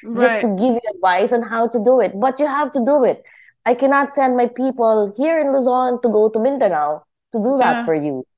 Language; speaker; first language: English; non-native, local second language; Filipino